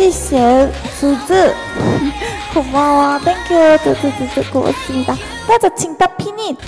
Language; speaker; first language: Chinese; non-native, fluent; Korean